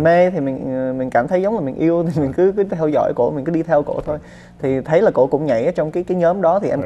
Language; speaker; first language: Vietnamese; early bilingual, other home language; English